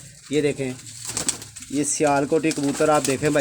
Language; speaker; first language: Hindi; non-native, local second language; Punjabi